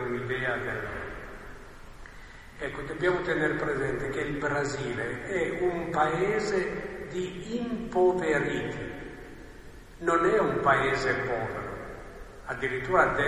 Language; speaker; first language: Italian; native; Italian